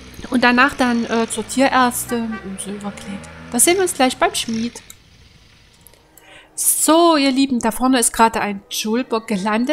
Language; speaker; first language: German; native; German